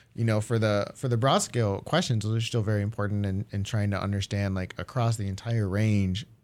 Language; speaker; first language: English; early bilingual, other home language; Japanese